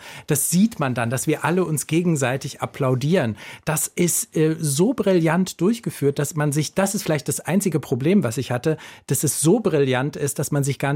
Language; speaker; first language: German; native; German